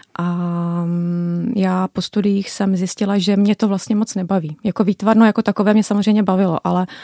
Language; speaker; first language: Czech; native; Czech